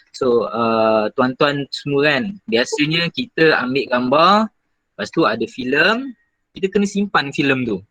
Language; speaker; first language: Malay; native; Malay